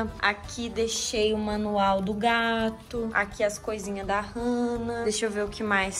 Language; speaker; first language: Portuguese; native; Portuguese